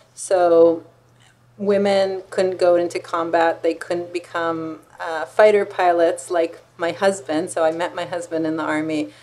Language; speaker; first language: English; non-native, fluent; Hebrew